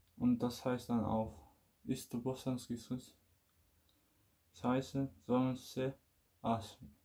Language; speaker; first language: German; non-native, learner; Bosnian